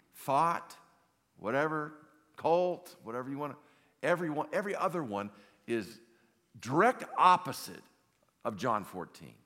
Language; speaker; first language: English; native; English